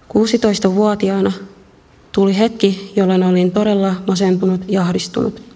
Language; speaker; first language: Finnish; early bilingual, other home language; Arabic